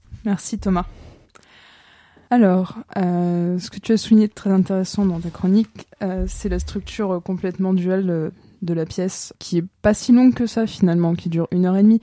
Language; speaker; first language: French; native; French